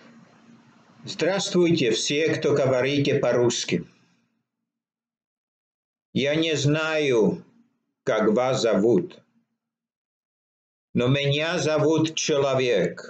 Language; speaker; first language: Russian; non-native, learner; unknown